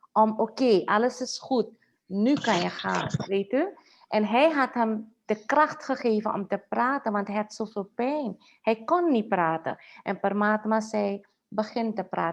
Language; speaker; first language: Dutch; non-native, local second language; Caribbean Hindustani